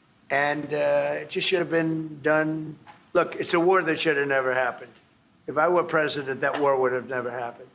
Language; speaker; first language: English; native; English